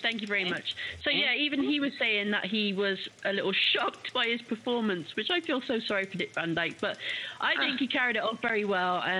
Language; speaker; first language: English; native; English